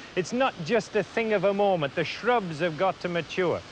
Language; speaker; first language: English; native; English